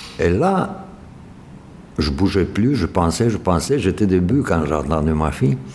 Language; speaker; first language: French; non-native, fluent; Romanian